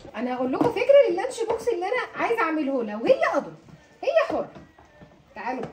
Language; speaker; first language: Arabic; native; Arabic